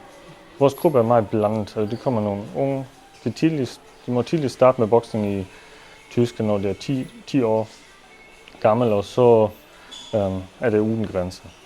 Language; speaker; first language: Danish; non-native, local second language; German